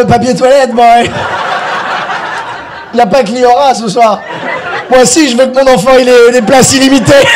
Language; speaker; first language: French; native; French